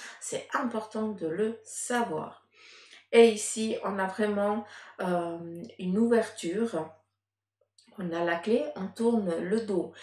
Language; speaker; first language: French; early bilingual, other home language; Portuguese